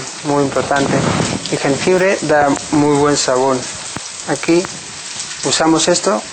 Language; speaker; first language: Spanish; non-native, learner; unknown